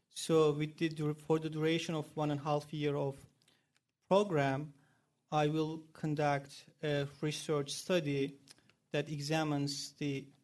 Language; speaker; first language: English; non-native, fluent; Turkish